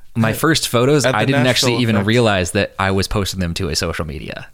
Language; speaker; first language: English; native; English